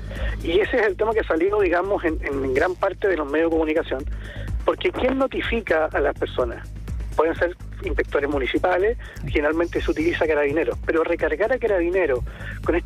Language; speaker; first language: Spanish; native; Spanish